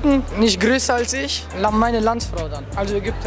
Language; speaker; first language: German; early bilingual, other home language; Arabic